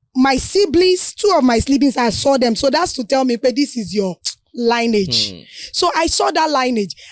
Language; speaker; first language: English; non-native, local second language; Yoruba